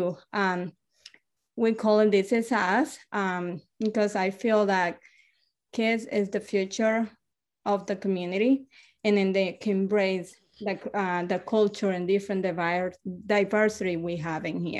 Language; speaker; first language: English; non-native, learner; Spanish